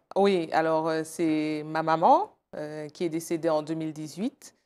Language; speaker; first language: French; native; French